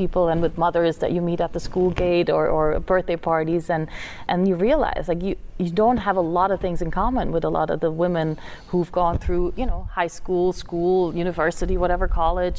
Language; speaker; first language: English; non-native, fluent; Dutch